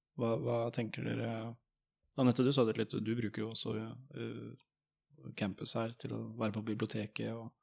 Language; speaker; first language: Norwegian; native; Norwegian